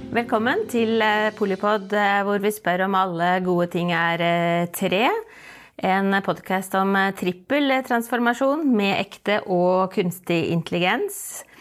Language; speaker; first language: Norwegian; native; Norwegian